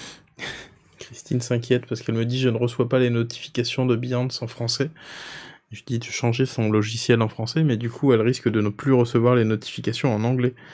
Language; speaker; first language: French; native; French